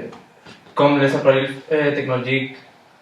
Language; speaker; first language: French; non-native, learner; Spanish